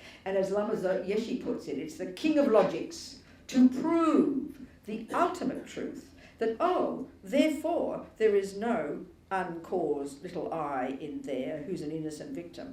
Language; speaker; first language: English; native; English